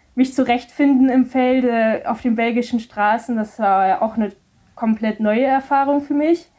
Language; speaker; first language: German; native; German